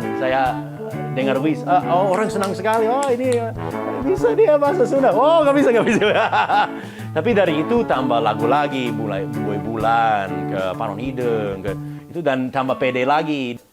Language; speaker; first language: Indonesian; non-native, fluent; English